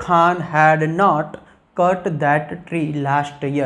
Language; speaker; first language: English; non-native, local second language; Gujarati